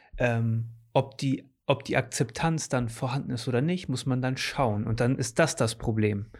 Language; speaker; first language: German; early bilingual, other home language; Portuguese